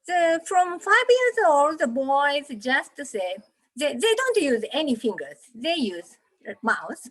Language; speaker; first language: English; non-native, learner; Japanese